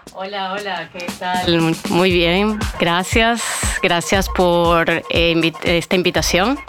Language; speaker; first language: Spanish; native; Spanish